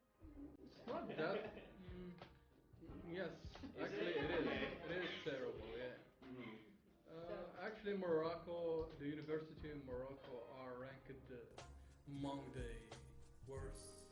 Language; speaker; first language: English; non-native, fluent; Arabic